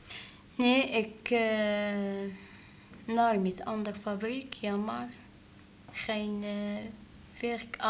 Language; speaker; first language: Dutch; non-native, learner; Arabic